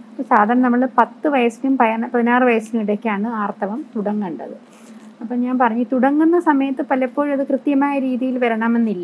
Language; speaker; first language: Malayalam; native; Malayalam